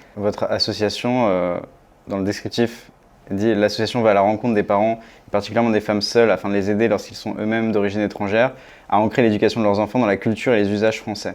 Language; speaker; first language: French; native; French